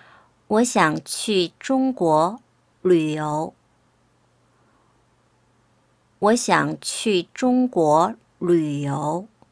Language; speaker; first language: Chinese; non-native, fluent; Korean